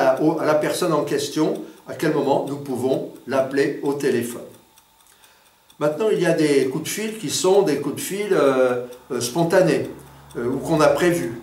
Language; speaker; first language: French; native; French